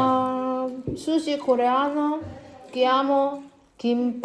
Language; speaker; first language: Italian; non-native, learner; Korean